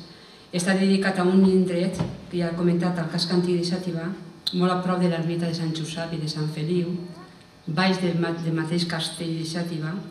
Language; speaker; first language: Catalan; native; Catalan